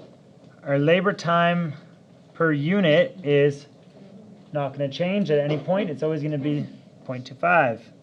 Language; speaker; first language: English; native; English